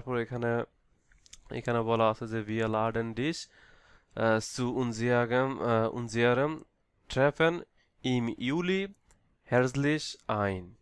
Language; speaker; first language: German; non-native, learner; Bangla